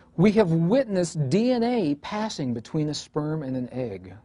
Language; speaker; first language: English; native; English